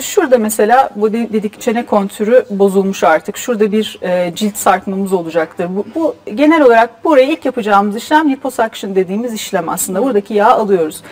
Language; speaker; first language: Turkish; native; Turkish